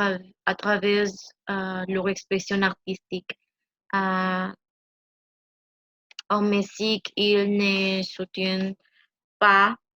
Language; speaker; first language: French; non-native, learner; Spanish